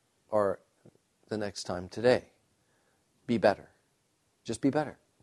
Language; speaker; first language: English; native; English